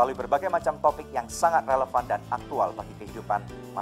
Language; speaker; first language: Indonesian; native; Indonesian